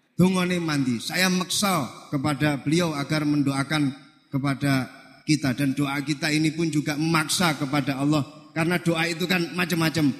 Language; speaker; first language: Indonesian; non-native, local second language; Javanese